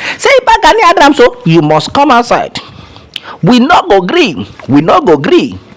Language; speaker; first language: Nigerian Pidgin; non-native, local second language; Yoruba